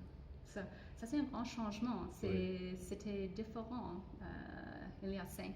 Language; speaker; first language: French; non-native, fluent; English